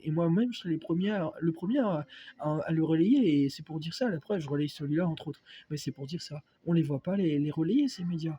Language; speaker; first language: French; native; French